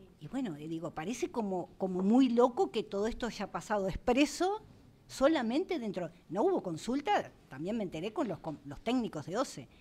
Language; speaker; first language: Spanish; native; Spanish